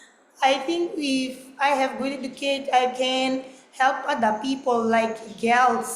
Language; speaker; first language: English; non-native, learner; Portuguese